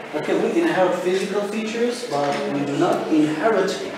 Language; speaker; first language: English; non-native, fluent; Turkish